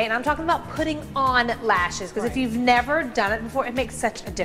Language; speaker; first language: English; native; English